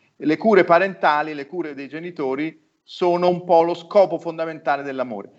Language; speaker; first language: Italian; native; Italian